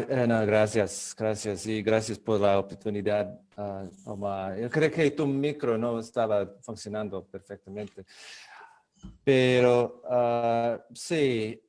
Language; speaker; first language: Spanish; non-native, fluent; English